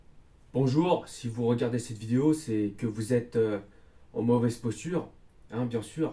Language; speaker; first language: French; native; French